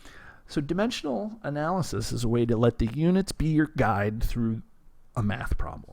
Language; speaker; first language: English; native; English